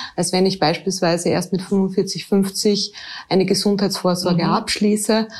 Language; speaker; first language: German; native; German